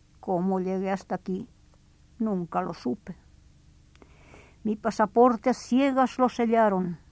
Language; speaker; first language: Spanish; native; Spanish